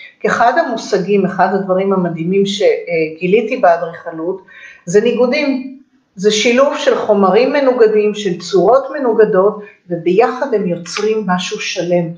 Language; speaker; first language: Hebrew; early bilingual, other home language; Romanian